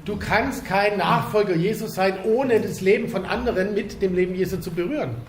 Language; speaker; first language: German; native; German